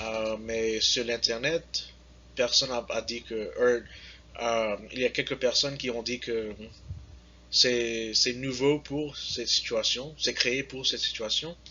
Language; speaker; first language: French; non-native, learner; English